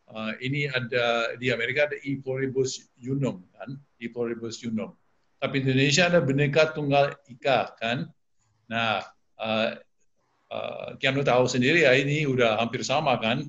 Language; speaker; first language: Indonesian; non-native, fluent; English